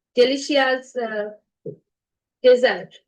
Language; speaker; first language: English; non-native, learner; Bangla